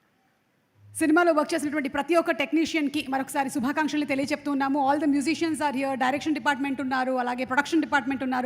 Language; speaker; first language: Telugu; native; Telugu